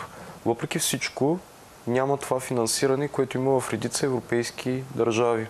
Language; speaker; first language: Bulgarian; native; Bulgarian